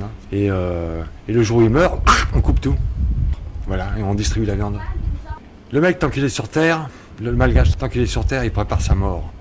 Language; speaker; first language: French; native; French